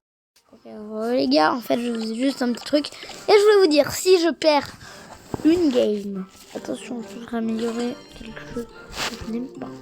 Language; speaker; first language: French; native; French